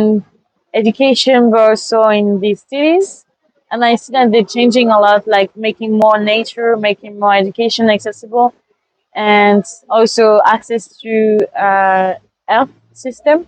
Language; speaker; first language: English; non-native, fluent; French